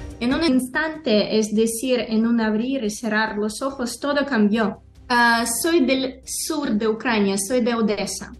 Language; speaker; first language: Spanish; non-native, learner; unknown